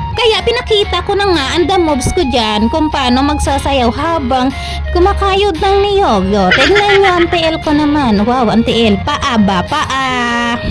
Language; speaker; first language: Filipino; non-native, local second language; Cebuano